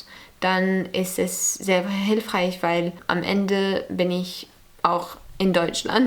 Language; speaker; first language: German; early bilingual, other home language; French